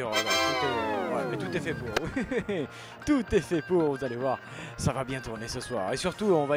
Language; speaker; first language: French; native; French